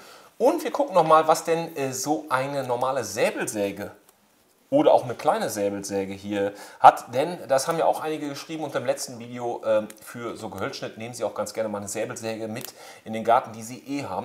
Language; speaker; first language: German; native; German